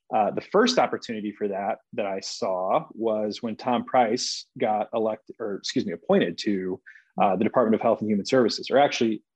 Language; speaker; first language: English; native; English